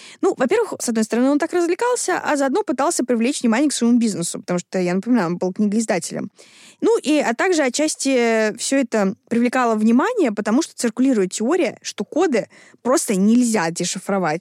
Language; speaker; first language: Russian; native; Russian